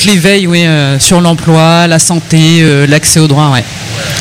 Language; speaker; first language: French; native; French